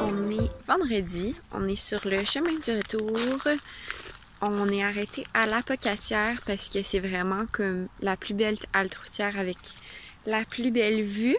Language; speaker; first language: French; native; French